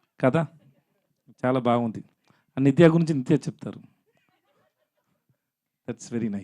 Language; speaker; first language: Telugu; non-native, learner; Tamil